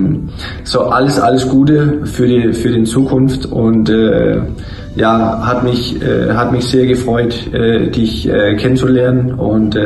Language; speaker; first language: German; non-native, fluent; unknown